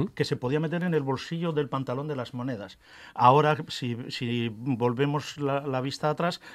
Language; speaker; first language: Spanish; native; Spanish